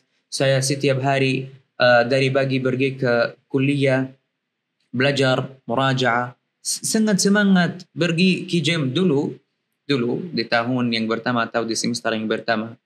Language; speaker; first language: Indonesian; non-native, learner; Arabic